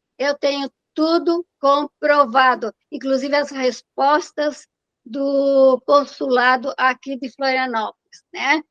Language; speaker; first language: Portuguese; native; Portuguese